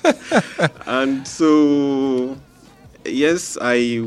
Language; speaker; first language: English; non-native, local second language; Ewe